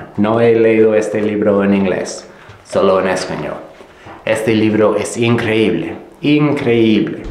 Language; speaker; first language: Spanish; non-native, fluent; English